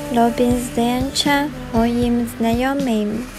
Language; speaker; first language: Polish; non-native, learner; Chinese